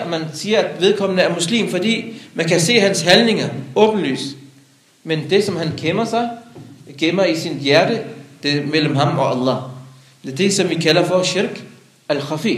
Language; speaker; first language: Danish; non-native, local second language; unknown